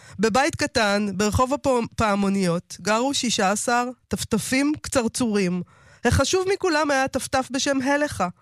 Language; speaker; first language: Hebrew; native; Hebrew